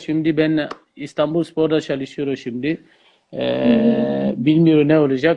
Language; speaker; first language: Turkish; non-native, learner; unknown